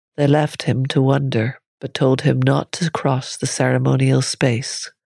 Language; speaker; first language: English; native; English